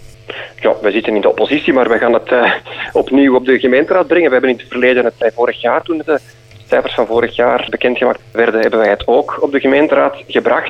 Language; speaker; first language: Dutch; native; Dutch